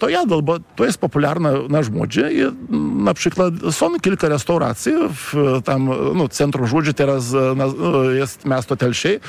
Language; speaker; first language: Polish; non-native, fluent; Lithuanian